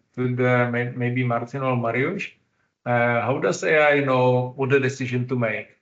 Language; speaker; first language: English; non-native, learner; Czech